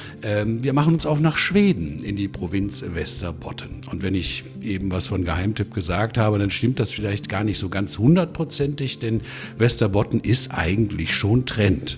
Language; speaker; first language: German; native; German